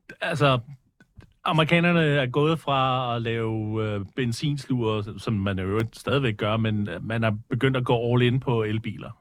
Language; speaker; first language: Danish; early bilingual, other home language; English